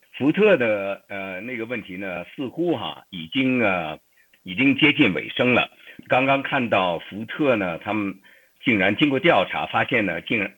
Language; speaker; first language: Chinese; native; Chinese